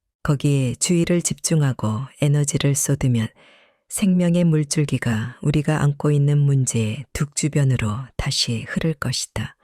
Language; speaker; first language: Korean; native; Korean